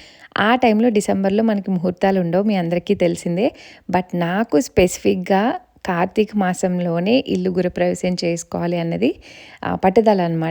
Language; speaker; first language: Telugu; native; Telugu